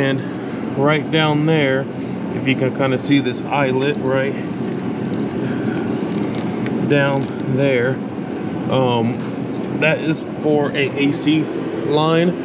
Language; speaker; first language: English; native; English